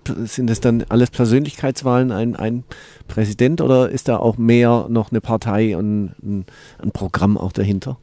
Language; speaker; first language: German; native; German